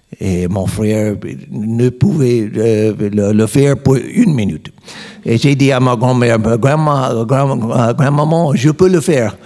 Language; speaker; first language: French; non-native, learner; English